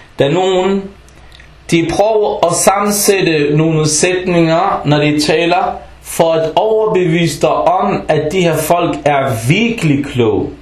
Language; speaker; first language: Danish; non-native, fluent; Arabic